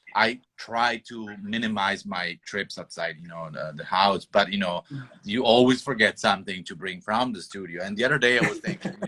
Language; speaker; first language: English; non-native, fluent; Italian